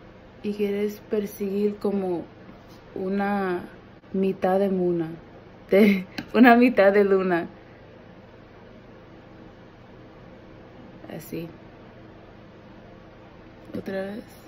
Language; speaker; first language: Spanish; early bilingual, heritage; Spanish